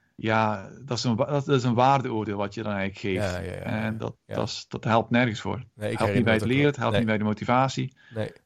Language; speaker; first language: Dutch; native; Dutch